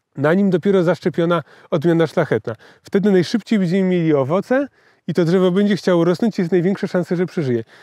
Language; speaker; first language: Polish; native; Polish